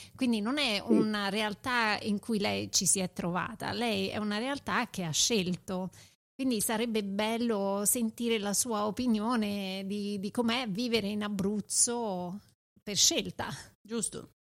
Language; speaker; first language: Italian; native; Italian